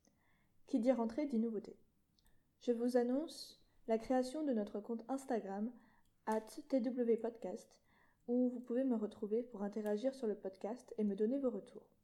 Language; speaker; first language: French; native; French